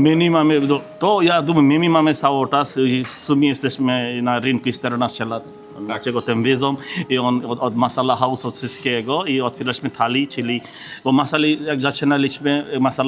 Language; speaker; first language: Polish; non-native, learner; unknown